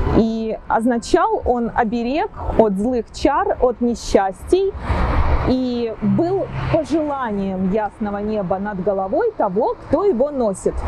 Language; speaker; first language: Russian; native; Russian